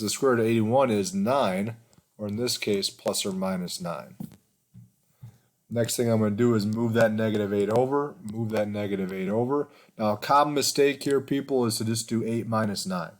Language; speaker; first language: English; native; English